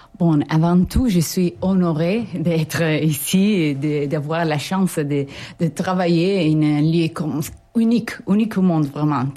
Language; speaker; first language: French; non-native, fluent; Italian